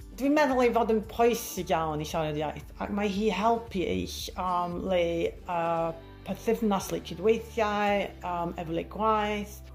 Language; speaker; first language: Welsh; non-native, learner; English